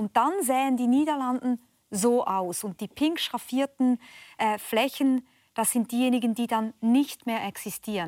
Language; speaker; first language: German; native; German